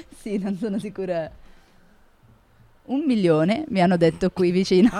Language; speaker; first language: Italian; non-native, learner; Portuguese